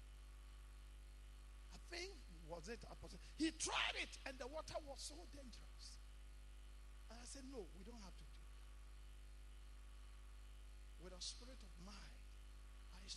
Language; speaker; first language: English; non-native, local second language; Akan